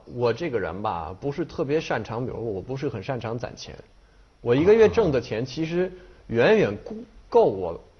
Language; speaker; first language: Chinese; non-native, fluent; French